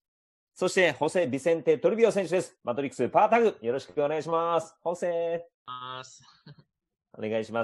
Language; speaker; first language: Japanese; native; Japanese